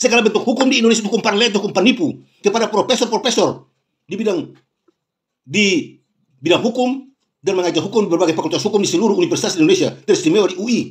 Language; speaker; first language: Indonesian; native; Indonesian